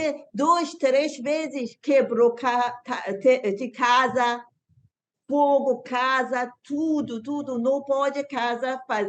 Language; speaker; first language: Portuguese; non-native, learner; Persian